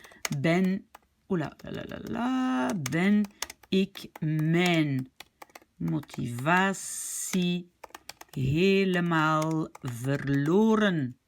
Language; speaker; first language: Dutch; non-native, local second language; French